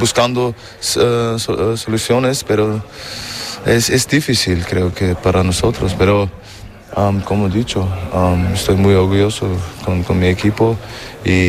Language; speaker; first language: Spanish; non-native, fluent; German